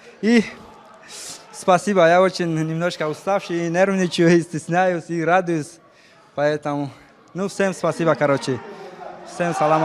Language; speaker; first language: Russian; non-native, fluent; Tajik